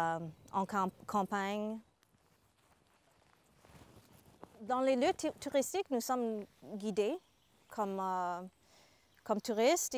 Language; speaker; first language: French; non-native, fluent; English